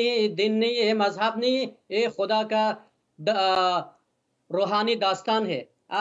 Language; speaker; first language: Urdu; non-native, learner; Persian